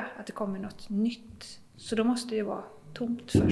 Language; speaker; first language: Swedish; native; Swedish